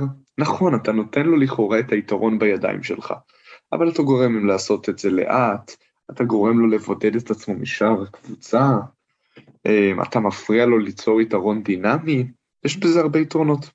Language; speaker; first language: Hebrew; native; Hebrew